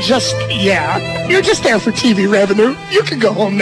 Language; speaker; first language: English; native; English